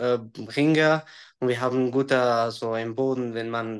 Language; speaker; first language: German; non-native, learner; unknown